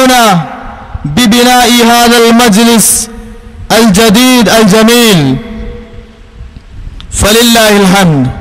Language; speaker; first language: Arabic; non-native, fluent; Malayalam